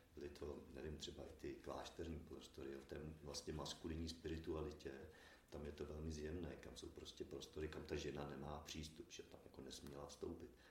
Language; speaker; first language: Czech; native; Czech